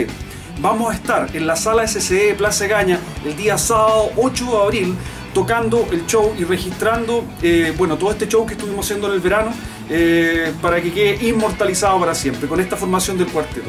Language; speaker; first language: Spanish; native; Spanish